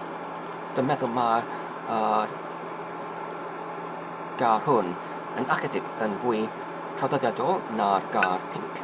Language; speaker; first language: Welsh; non-native, learner; Polish